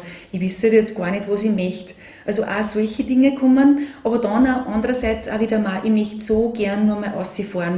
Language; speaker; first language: German; native; German